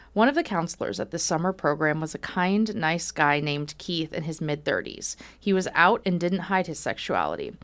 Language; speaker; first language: English; native; English